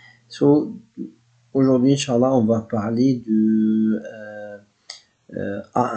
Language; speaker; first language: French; non-native, fluent; Arabic